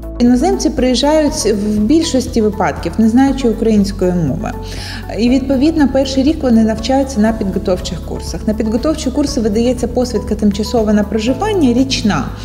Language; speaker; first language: Ukrainian; native; Ukrainian